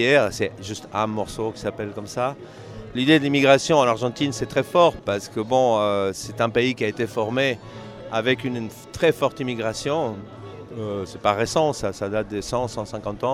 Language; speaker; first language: French; non-native, fluent; Spanish